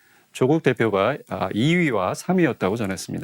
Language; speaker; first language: Korean; native; Korean